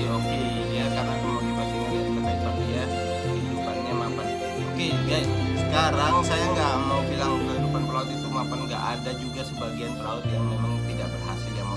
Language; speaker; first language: Indonesian; native; Indonesian